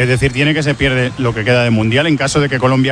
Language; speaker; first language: Spanish; native; Spanish